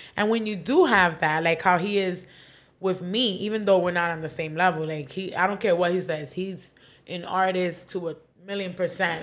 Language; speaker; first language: English; early bilingual, other home language; Spanish